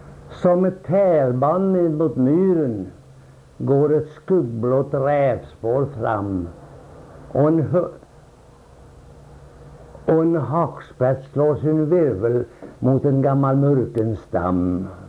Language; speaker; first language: Swedish; native; Swedish